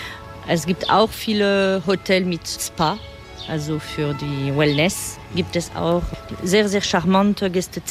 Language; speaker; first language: German; non-native, fluent; French